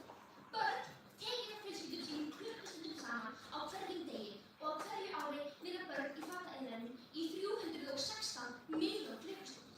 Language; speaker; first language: Icelandic; native; Icelandic